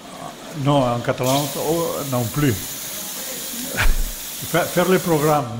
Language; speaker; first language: French; non-native, learner; Catalan